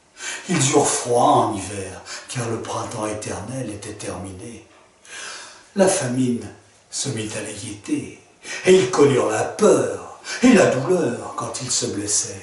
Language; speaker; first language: French; native; French